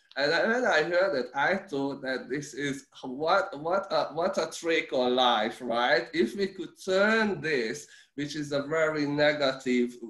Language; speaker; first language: English; early bilingual, other home language; Hungarian